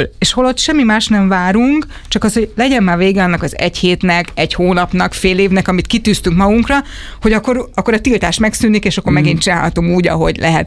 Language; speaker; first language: Hungarian; native; Hungarian